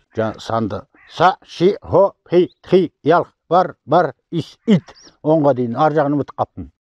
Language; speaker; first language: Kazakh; native; Kazakh